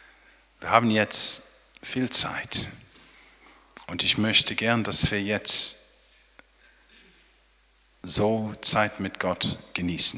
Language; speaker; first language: German; non-native, fluent; English